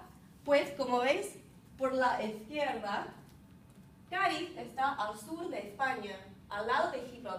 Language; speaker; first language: Spanish; non-native, fluent; English